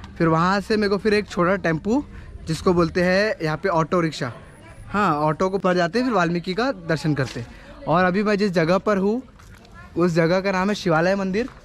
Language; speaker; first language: Hindi; native; Hindi